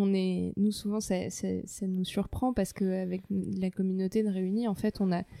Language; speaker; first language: French; native; French